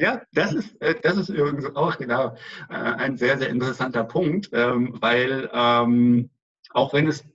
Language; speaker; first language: German; native; German